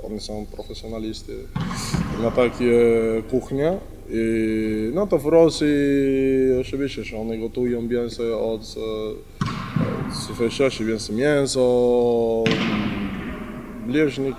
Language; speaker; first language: Polish; non-native, learner; Spanish